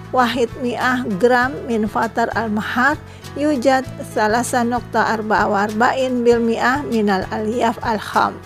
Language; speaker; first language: Arabic; non-native, fluent; Indonesian